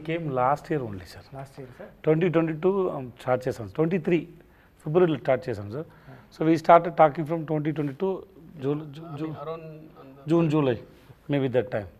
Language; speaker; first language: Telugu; non-native, learner; Tamil